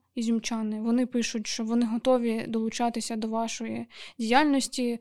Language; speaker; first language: Ukrainian; native; Ukrainian